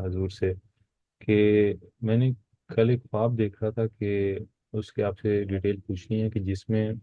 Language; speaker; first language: Hindi; non-native, local second language; Punjabi